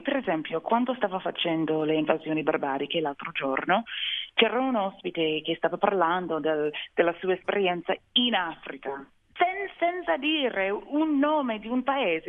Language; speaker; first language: Italian; non-native, fluent; English